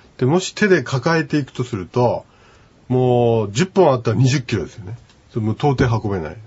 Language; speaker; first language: Japanese; native; Japanese